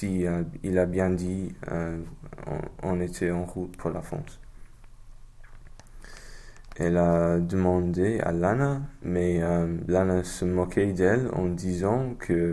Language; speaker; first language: French; non-native, learner; English